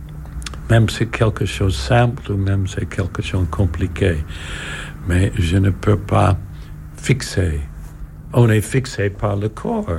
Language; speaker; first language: French; non-native, learner; English